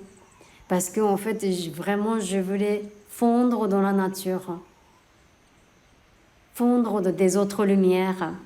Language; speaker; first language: French; non-native, learner; Japanese